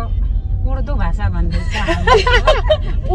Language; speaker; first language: Nepali; non-native, local second language; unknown